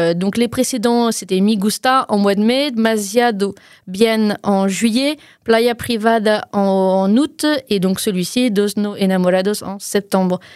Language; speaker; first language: French; native; French